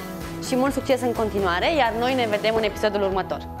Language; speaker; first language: Romanian; native; Romanian